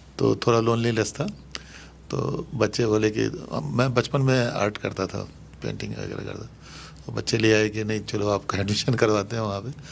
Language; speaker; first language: Hindi; native; Hindi